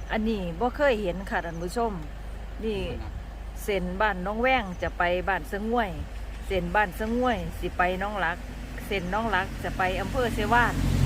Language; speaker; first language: Thai; native; Thai